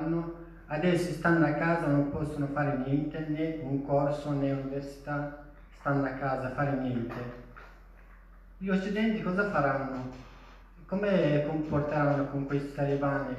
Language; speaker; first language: Italian; non-native, fluent; Persian